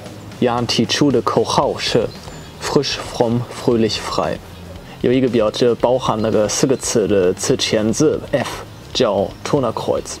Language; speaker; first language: Chinese; non-native, fluent; German